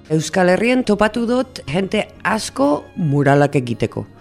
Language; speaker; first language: Basque; non-native, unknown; English